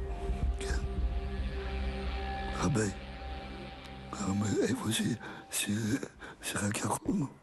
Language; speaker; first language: Hebrew; non-native, fluent; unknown